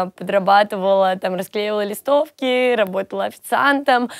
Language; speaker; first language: Russian; native; Russian